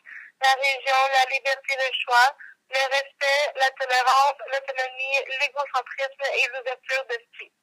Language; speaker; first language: French; non-native, local second language; English